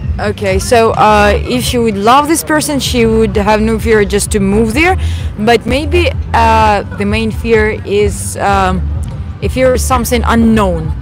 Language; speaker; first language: English; non-native, fluent; Ukrainian